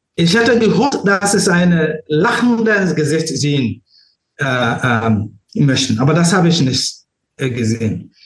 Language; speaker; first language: German; non-native, learner; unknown